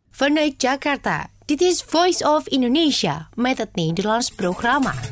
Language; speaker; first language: Dutch; non-native, fluent; Indonesian